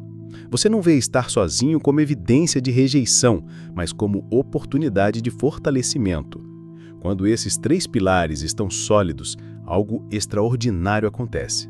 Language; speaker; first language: Portuguese; native; Portuguese